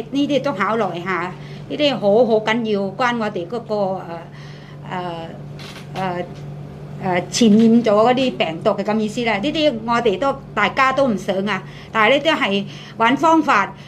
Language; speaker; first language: Cantonese; non-native, fluent; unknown